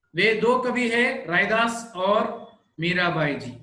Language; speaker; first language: Hindi; non-native, local second language; Telugu